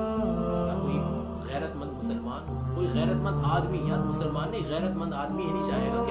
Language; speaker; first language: Urdu; native; Urdu